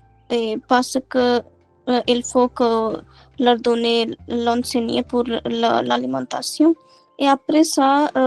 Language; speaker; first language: French; non-native, learner; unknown